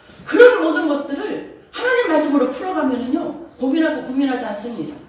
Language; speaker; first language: Korean; native; Korean